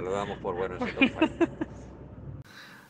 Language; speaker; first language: Spanish; native; Spanish